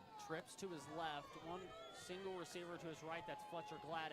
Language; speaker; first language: English; native; English